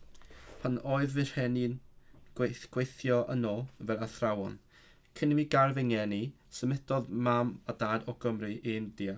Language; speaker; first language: Welsh; non-native, learner; Cantonese